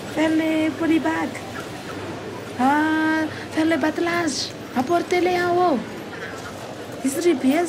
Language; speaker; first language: French; non-native, local second language; Malagasy